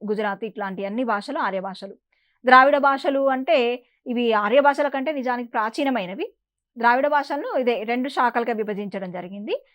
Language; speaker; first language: Telugu; native; Telugu